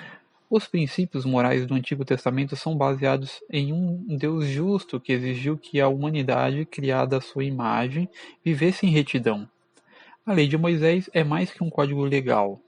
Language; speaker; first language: Portuguese; native; Portuguese